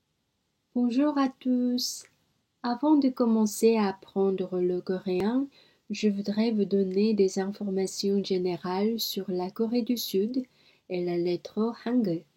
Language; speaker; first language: French; non-native, learner; Korean